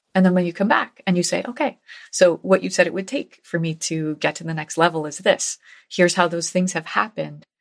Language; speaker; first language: English; native; English